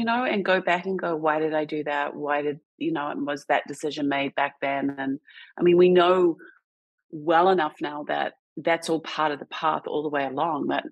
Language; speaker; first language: English; native; English